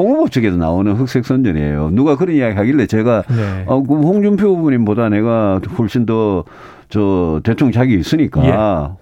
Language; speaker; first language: Korean; native; Korean